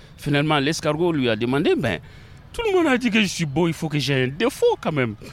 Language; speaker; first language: French; non-native, local second language; Bambara